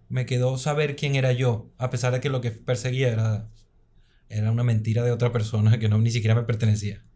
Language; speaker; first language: Spanish; native; Spanish